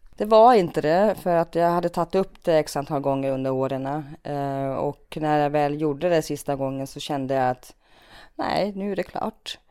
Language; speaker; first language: Swedish; early bilingual, other home language; Finnish